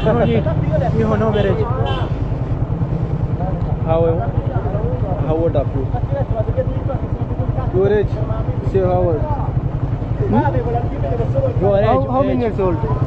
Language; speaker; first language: English; non-native, learner; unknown